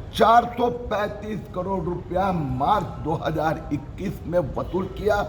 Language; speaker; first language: Hindi; non-native, local second language; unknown